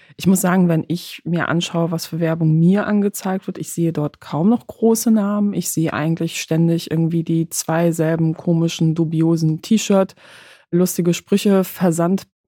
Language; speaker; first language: German; early bilingual, other home language; Polish